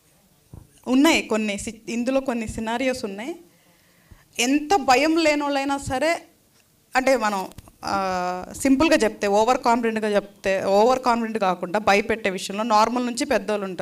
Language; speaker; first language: Telugu; native; Telugu